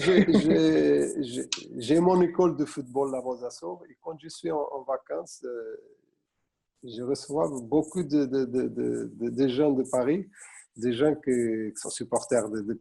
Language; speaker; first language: French; non-native, fluent; Portuguese